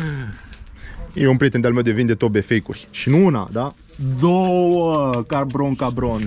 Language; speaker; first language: Romanian; native; Romanian